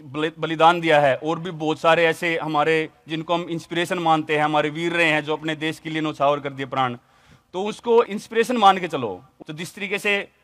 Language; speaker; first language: Hindi; native; Hindi